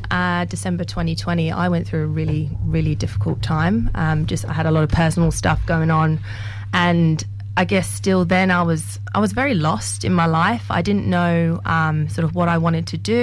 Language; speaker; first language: English; native; English